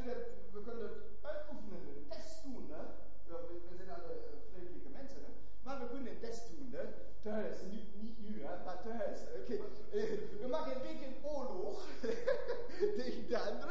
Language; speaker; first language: Dutch; non-native, fluent; German